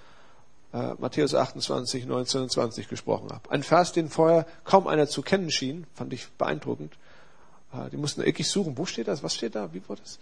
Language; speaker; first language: German; native; German